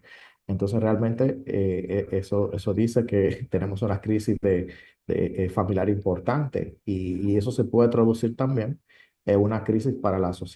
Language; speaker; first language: Spanish; native; Spanish